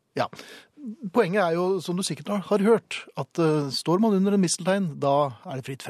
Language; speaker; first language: Norwegian; native; Norwegian